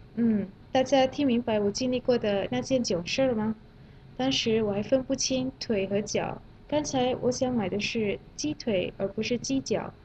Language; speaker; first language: Chinese; non-native, fluent; Malay